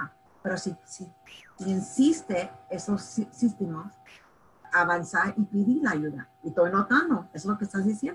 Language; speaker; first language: Spanish; early bilingual, heritage; Spanish